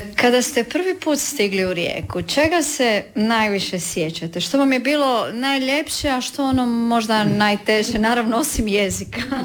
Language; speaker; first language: Croatian; native; Croatian